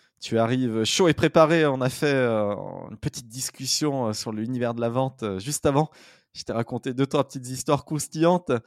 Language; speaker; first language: French; native; French